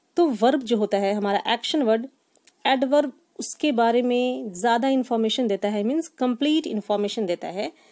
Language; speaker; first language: Hindi; native; Hindi